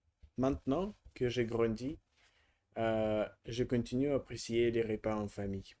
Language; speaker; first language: French; non-native, learner; Russian